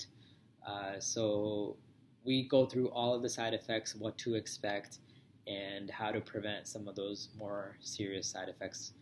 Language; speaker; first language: English; native; English